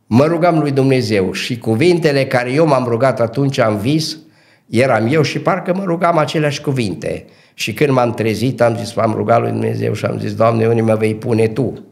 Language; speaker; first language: Romanian; native; Romanian